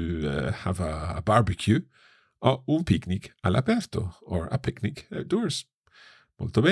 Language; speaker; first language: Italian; non-native, fluent; English